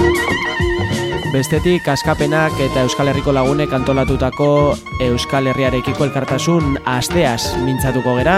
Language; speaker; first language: Basque; native; Basque